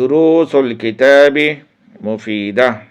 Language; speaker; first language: Arabic; non-native, learner; Urdu